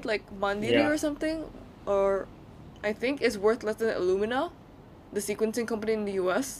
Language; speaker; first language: English; non-native, fluent; Indonesian